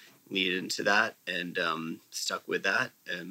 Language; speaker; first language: English; native; English